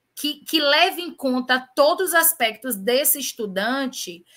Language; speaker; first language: Portuguese; native; Portuguese